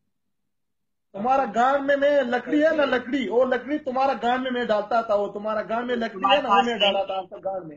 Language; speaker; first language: Hindi; non-native, learner; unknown